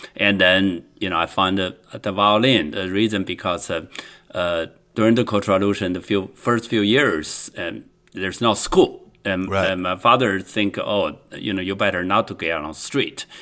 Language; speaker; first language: English; non-native, fluent; Chinese